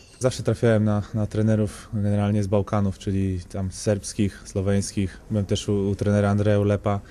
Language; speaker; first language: Polish; native; Polish